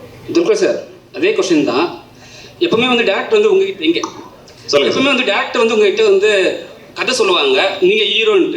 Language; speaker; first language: Tamil; non-native, local second language; Malayalam